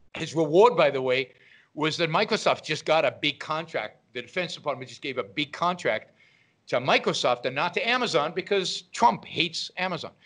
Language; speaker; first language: English; non-native, fluent; Hebrew